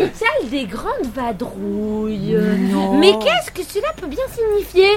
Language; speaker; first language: French; native; French